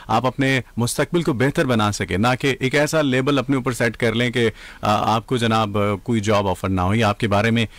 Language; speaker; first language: Urdu; native; Urdu